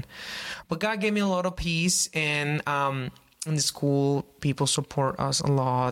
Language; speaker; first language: English; non-native, fluent; Spanish